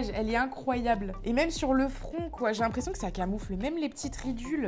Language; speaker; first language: French; native; French